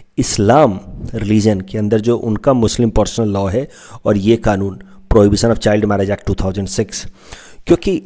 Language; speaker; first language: Hindi; non-native, local second language; Assamese